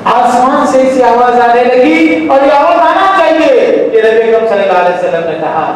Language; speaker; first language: Urdu; native; Urdu